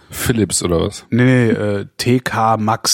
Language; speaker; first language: German; native; German